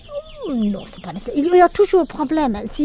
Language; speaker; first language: French; non-native, fluent; English